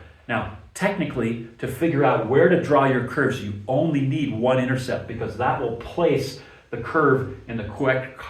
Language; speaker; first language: English; native; English